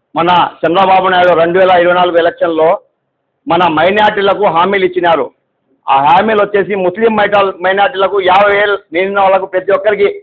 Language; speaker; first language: Telugu; non-native, local second language; Urdu